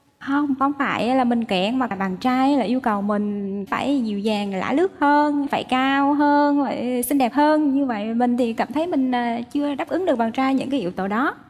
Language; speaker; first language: Vietnamese; native; Vietnamese